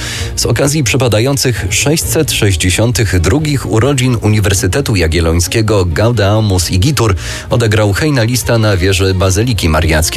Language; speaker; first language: Polish; native; Polish